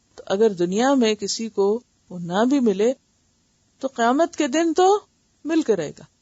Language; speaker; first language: Urdu; native; Urdu